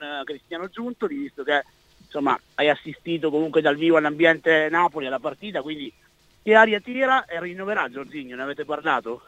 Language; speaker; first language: Italian; native; Italian